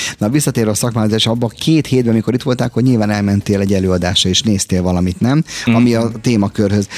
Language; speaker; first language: Hungarian; native; Hungarian